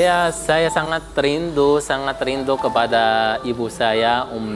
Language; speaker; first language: Indonesian; non-native, fluent; Arabic